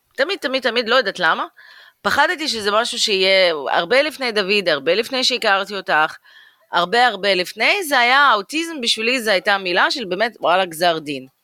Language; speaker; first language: Hebrew; early bilingual, other home language; Russian